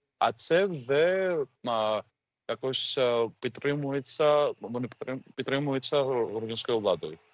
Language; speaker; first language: Ukrainian; non-native, fluent; Georgian